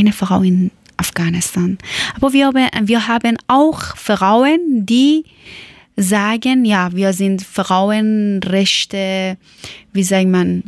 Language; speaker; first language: German; non-native, learner; Persian